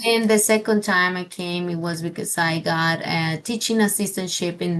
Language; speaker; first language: English; non-native, fluent; Spanish